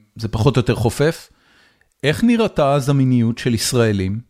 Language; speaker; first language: Hebrew; native; Hebrew